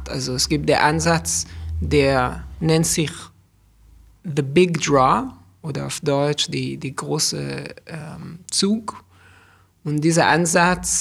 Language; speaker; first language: German; non-native, fluent; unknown